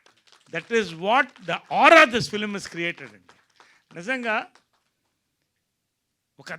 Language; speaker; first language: Telugu; native; Telugu